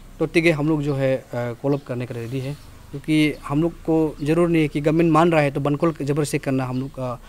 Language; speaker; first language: Hindi; non-native, local second language; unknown